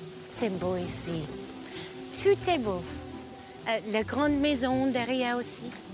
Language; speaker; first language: French; non-native, fluent; English